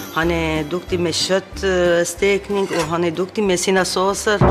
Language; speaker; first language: Swedish; non-native, learner; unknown